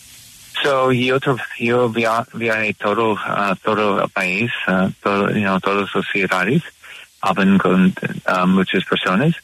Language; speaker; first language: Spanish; non-native, learner; English